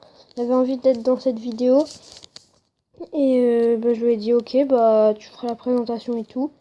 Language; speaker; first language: French; native; French